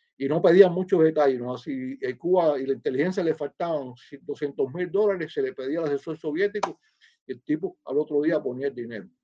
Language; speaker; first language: Spanish; native; Spanish